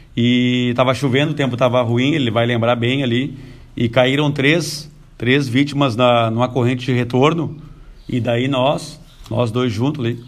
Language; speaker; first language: Portuguese; native; Portuguese